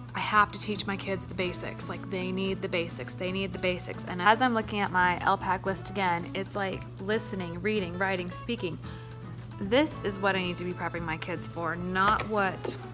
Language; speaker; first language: English; native; English